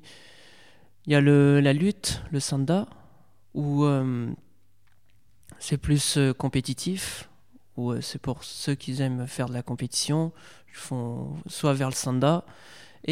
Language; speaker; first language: French; native; French